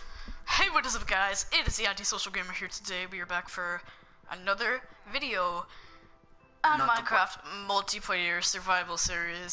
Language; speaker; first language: English; native; English